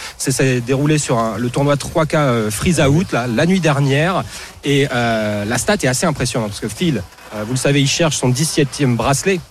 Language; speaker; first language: French; native; French